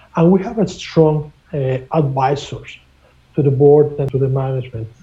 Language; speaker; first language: English; non-native, fluent; Spanish